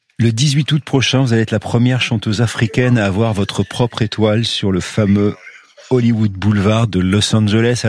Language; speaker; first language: French; native; French